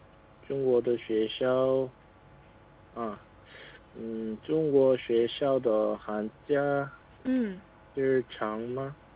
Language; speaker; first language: Chinese; non-native, learner; Korean